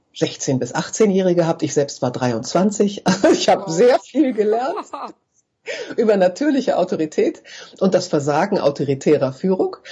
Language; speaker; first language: German; native; German